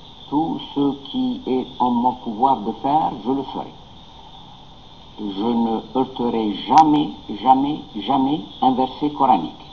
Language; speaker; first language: French; non-native, local second language; Arabic